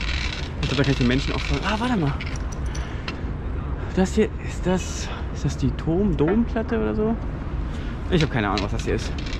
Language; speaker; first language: German; native; German